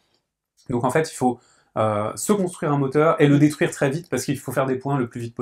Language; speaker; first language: French; native; French